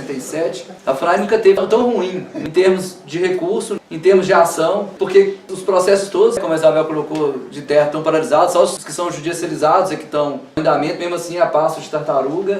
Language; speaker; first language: Portuguese; native; Portuguese